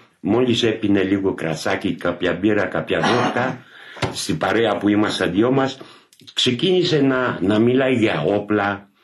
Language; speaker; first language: Greek; non-native, fluent; Polish